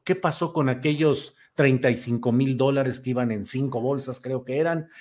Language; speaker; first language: Spanish; native; Spanish